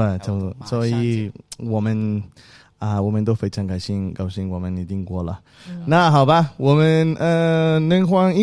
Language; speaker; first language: Chinese; non-native, learner; Spanish